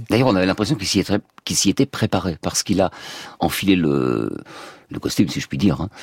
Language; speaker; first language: French; native; French